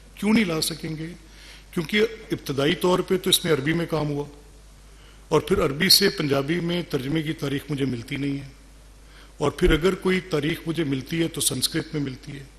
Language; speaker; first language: Urdu; non-native, local second language; Punjabi